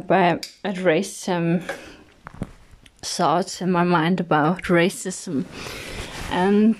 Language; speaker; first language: English; non-native, fluent; German